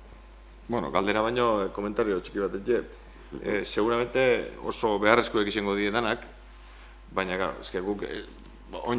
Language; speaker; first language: Basque; native; Basque